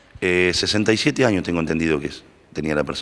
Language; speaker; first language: Spanish; native; Spanish